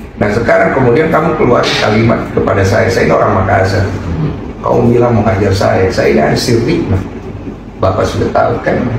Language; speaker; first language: Indonesian; native; Indonesian